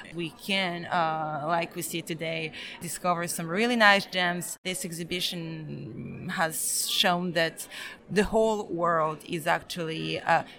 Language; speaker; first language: English; early bilingual, other home language; Serbian